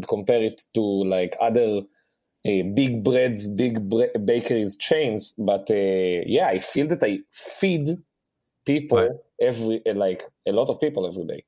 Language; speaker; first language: English; non-native, fluent; Hebrew